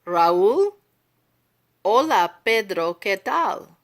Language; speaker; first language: Spanish; non-native, learner; English